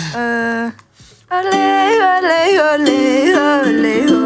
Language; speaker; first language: French; native; French